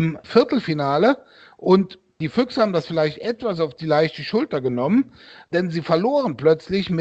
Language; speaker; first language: German; native; German